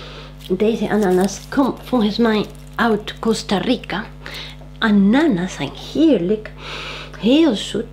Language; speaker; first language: Dutch; non-native, fluent; Spanish